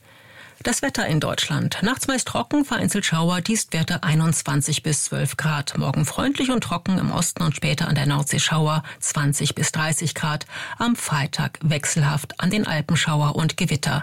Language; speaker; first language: German; native; German